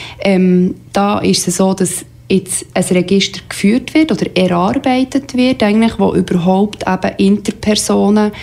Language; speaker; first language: German; native; German